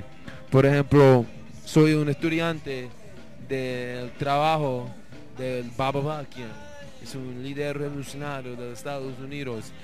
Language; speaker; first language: Spanish; non-native, learner; English